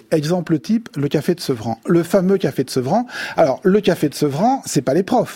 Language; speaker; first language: French; native; French